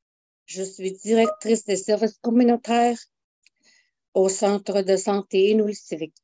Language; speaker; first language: French; non-native, local second language; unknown